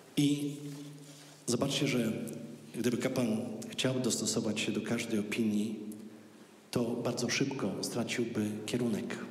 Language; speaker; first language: Polish; native; Polish